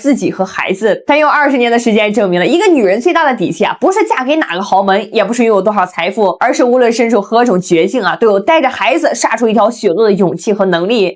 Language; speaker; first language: Chinese; native; Chinese